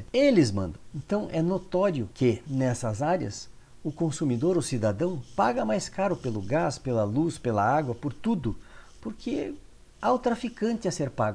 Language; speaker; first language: Portuguese; native; Portuguese